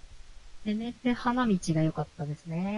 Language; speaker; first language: Japanese; native; Japanese